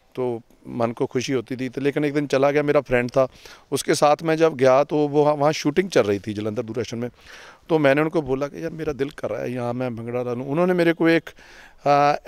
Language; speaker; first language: Hindi; non-native, local second language; Punjabi